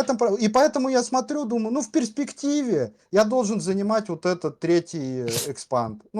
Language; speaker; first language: Russian; native; Russian